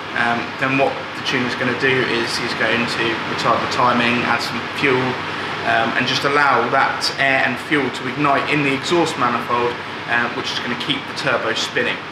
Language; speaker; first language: English; native; English